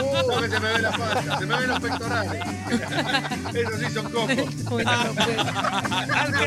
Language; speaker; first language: Spanish; native; Spanish